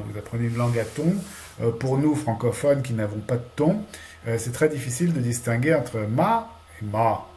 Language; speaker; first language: French; native; French